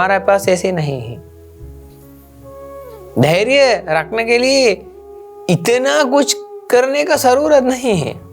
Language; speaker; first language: Hindi; non-native, local second language; Sinhala